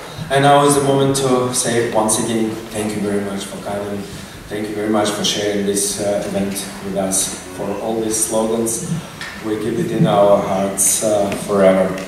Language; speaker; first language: English; non-native, fluent; Russian